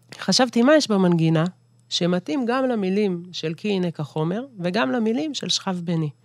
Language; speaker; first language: Hebrew; native; Hebrew